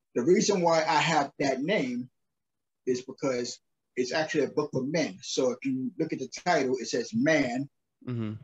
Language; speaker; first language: English; native; English